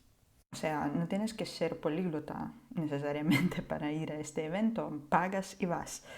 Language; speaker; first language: Spanish; non-native, fluent; Ukrainian